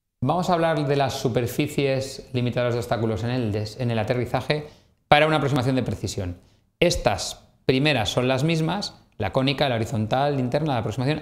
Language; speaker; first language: Spanish; native; Spanish